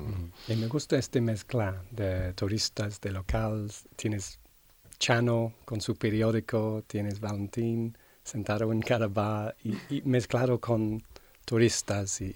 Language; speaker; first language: Spanish; non-native, fluent; English